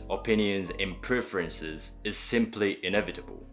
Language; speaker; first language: English; early bilingual, other home language; Japanese